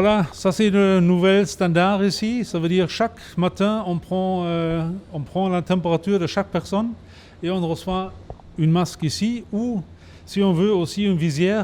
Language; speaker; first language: French; non-native, fluent; German